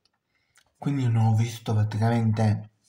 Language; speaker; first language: Italian; non-native, fluent; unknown